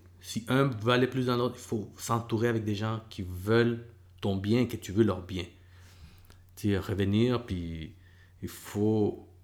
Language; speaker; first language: French; early bilingual, other home language; Spanish